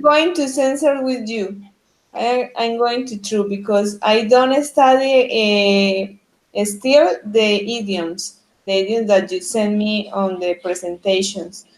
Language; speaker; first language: English; non-native, learner; Spanish